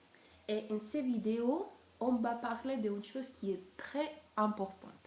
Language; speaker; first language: French; non-native, learner; Spanish